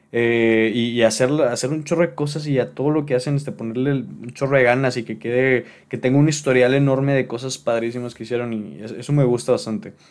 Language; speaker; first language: Spanish; native; Spanish